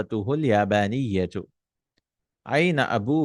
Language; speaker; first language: Arabic; non-native, fluent; Urdu